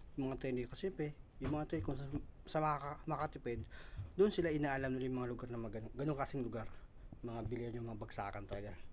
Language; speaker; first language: Filipino; native; Filipino